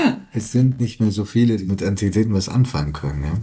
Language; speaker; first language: German; native; German